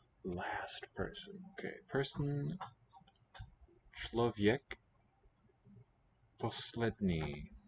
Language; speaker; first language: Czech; non-native, learner; English